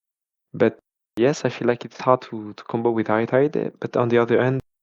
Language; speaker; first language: English; non-native, fluent; French